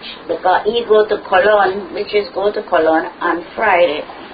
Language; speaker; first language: English; native; English